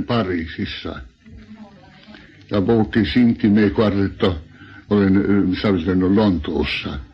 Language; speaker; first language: Finnish; non-native, local second language; Swedish